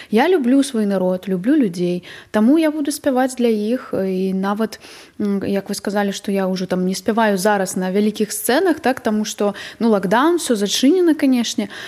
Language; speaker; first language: Belarusian; non-native, local second language; Russian